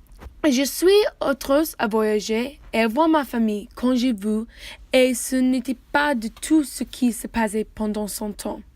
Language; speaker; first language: French; non-native, learner; English